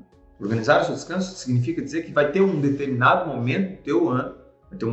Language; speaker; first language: Portuguese; native; Portuguese